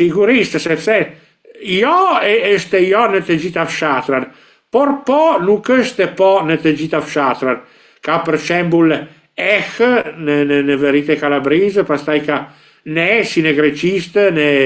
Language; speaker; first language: Albanian; non-native, learner; Italian